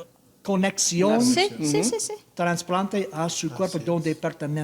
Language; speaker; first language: Spanish; non-native, learner; English